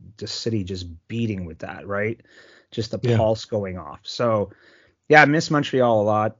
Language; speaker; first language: English; native; English